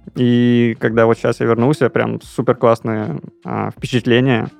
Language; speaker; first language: Russian; native; Russian